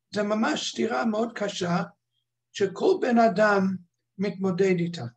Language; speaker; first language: Hebrew; non-native, fluent; English